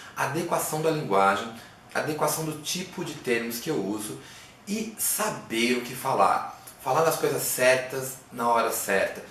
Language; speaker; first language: Portuguese; native; Portuguese